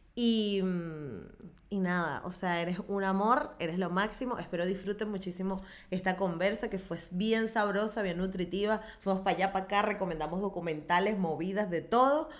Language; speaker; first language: Spanish; native; Spanish